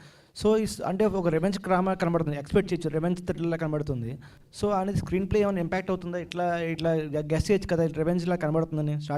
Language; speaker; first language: Telugu; native; Telugu